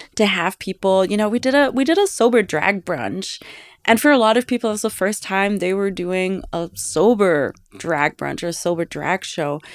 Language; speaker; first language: English; non-native, fluent; German